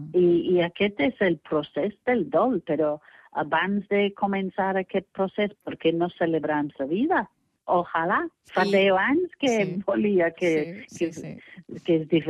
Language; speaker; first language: Catalan; non-native, fluent; English